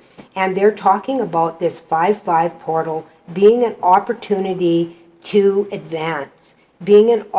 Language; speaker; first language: English; native; English